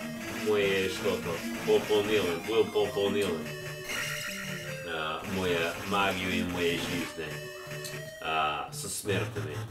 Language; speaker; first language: Russian; non-native, learner; English